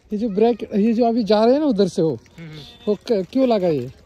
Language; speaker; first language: Hindi; non-native, local second language; Marathi